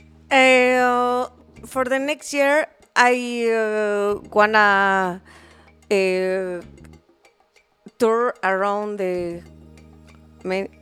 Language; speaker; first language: English; non-native, learner; Spanish